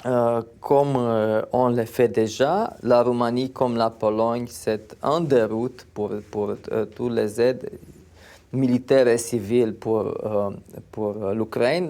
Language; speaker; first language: French; non-native, fluent; Romanian